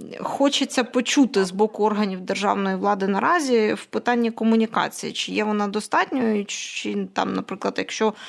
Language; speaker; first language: Ukrainian; native; Ukrainian